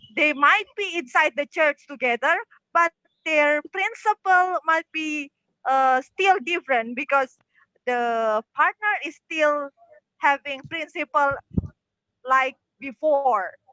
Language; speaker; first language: English; non-native, fluent; Indonesian